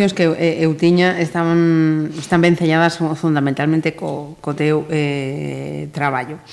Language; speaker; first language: Galician; native; Galician